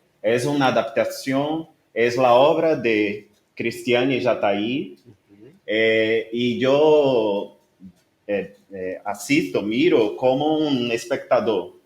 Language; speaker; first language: Spanish; non-native, learner; Portuguese